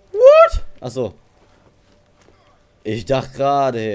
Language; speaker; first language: German; native; German